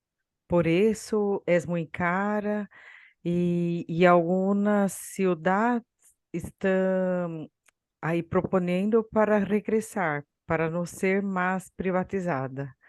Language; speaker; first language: Portuguese; non-native, learner; Spanish